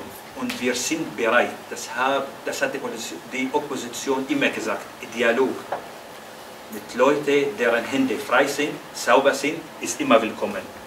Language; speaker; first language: German; non-native, fluent; Arabic